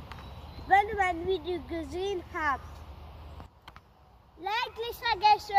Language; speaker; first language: German; early bilingual, other home language; Tajik